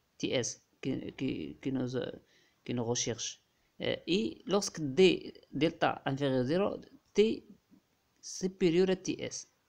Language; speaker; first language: French; non-native, local second language; Arabic